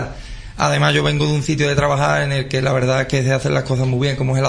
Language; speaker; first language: Spanish; native; Spanish